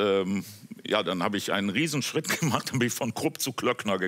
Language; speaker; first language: German; native; German